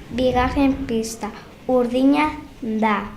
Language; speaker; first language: Basque; early bilingual, other home language; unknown